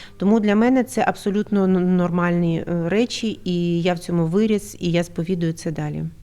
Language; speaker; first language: Ukrainian; native; Ukrainian